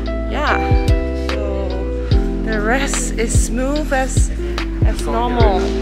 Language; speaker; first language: English; non-native, local second language; Chinese